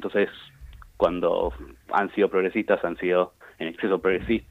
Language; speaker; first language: Spanish; native; Spanish